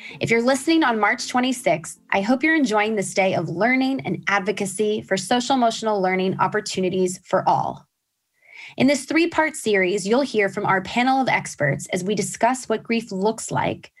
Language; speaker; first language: English; native; English